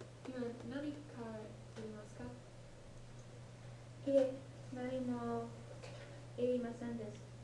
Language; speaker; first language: Japanese; non-native, learner; English